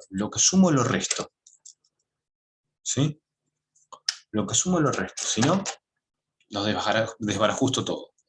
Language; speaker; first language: Spanish; native; Spanish